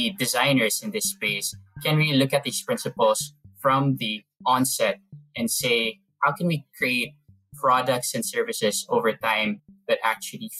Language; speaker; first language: English; non-native, local second language; Filipino